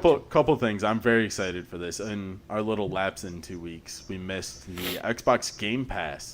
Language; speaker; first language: English; native; English